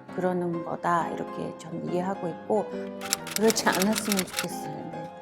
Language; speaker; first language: Korean; non-native, fluent; Mongolian